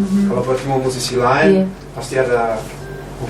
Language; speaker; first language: Indonesian; non-native, fluent; English